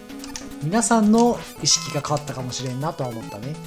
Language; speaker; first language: Japanese; native; Japanese